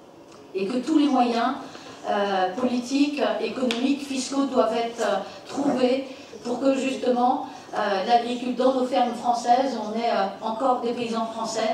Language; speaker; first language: French; native; French